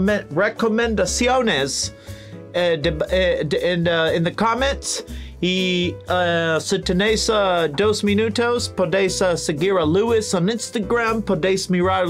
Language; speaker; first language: Spanish; non-native, learner; English